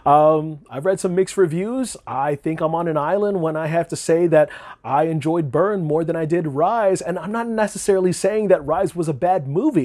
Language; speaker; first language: English; native; English